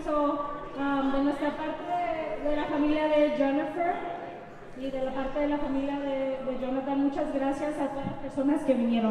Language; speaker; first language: Spanish; early bilingual, heritage; Spanish